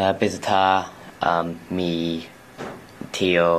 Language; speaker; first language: Spanish; non-native, learner; English